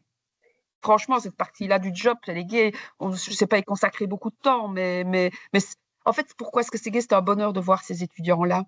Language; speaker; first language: French; native; French